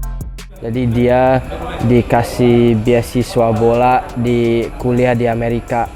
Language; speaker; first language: Indonesian; early bilingual, heritage; English